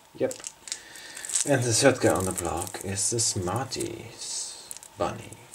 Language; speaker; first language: English; non-native, fluent; German